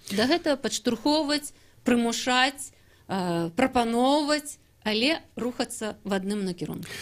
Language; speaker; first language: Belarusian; native; Belarusian